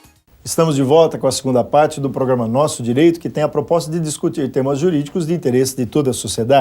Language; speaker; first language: Portuguese; native; Portuguese